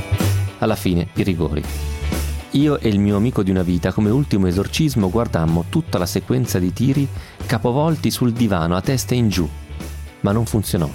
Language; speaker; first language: Italian; native; Italian